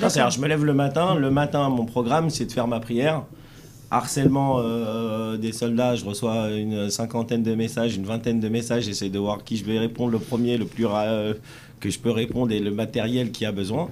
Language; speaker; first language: French; native; French